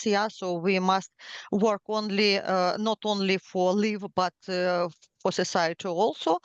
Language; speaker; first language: English; non-native, learner; Ukrainian